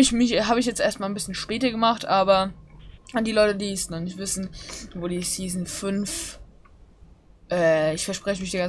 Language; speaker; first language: German; native; German